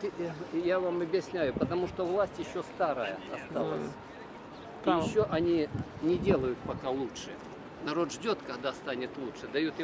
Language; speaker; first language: Russian; native; Russian